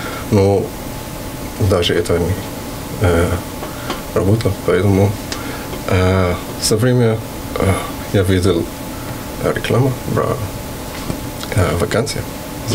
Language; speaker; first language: Russian; non-native, learner; Arabic